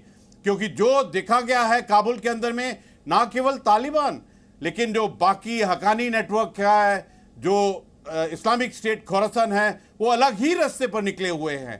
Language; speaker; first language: Hindi; native; Hindi